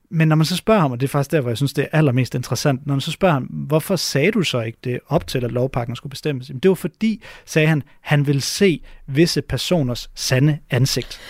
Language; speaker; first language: Danish; native; Danish